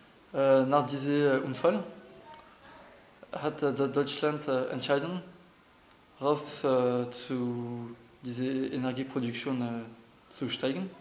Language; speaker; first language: German; non-native, learner; French